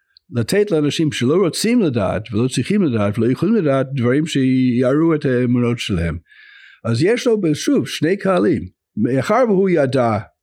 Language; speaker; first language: Hebrew; non-native, fluent; English